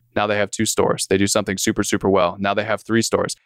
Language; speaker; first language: English; native; English